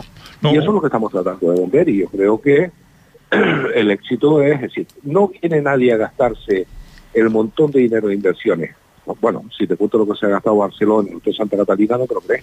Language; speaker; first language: Spanish; native; Spanish